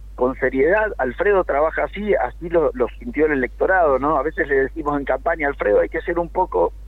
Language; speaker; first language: Spanish; native; Spanish